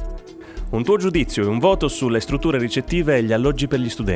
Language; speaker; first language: Italian; native; Italian